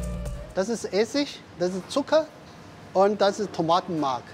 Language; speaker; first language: German; non-native, learner; Chinese